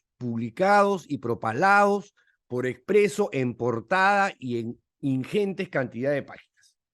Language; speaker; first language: Spanish; native; Spanish